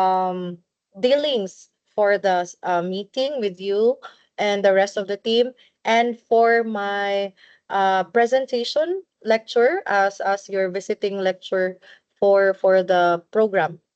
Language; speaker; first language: English; non-native, local second language; Cebuano